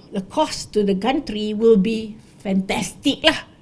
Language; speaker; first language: English; non-native, local second language; Malay